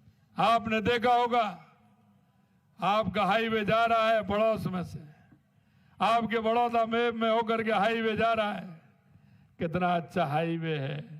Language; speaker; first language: Hindi; native; Hindi